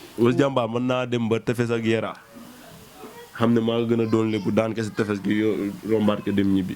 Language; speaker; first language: Wolof; native; Wolof